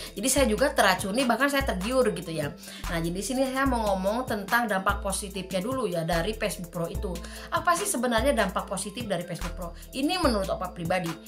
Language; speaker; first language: Indonesian; native; Indonesian